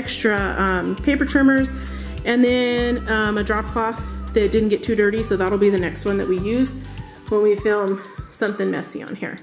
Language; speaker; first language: English; native; English